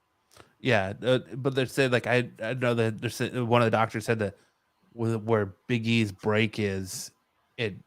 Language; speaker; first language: English; native; English